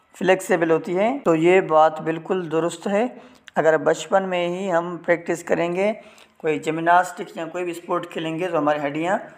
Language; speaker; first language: Urdu; non-native, local second language; Sindhi